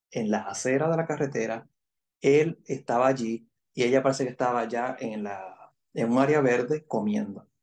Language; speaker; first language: Spanish; native; Spanish